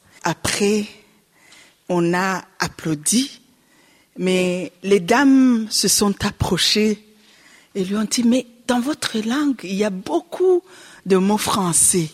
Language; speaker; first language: French; non-native, local second language; Rundi